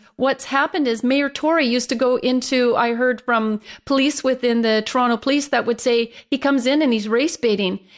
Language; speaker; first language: English; native; English